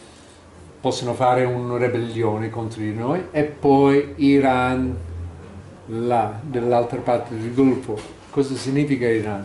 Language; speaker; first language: Italian; non-native, fluent; English